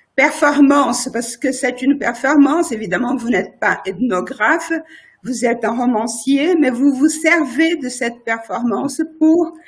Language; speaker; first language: French; non-native, fluent; Portuguese